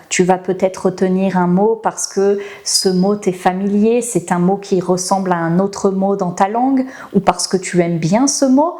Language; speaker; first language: French; native; French